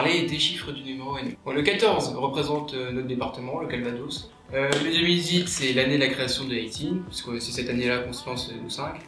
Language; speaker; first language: French; native; French